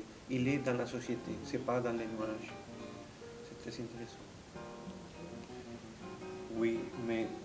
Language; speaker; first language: French; non-native, fluent; Spanish